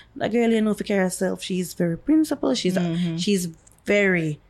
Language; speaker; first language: English; non-native, local second language; Jamaican Creole English